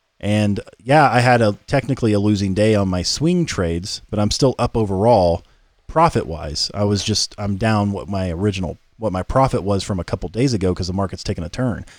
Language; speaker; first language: English; native; English